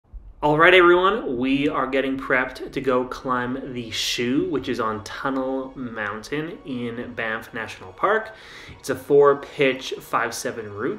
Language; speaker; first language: English; native; English